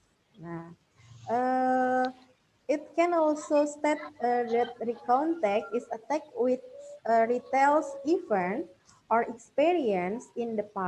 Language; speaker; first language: English; non-native, fluent; Indonesian